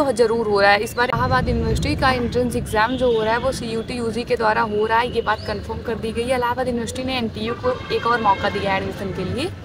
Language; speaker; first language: Hindi; native; Hindi